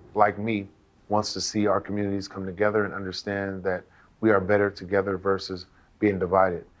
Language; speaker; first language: English; native; English